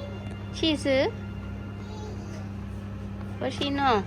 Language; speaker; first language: Japanese; non-native, fluent; Filipino